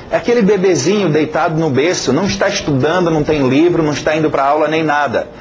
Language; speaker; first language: Portuguese; non-native, fluent; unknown